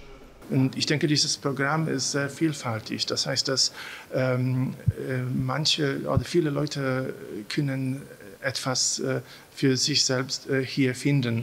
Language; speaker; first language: German; non-native, fluent; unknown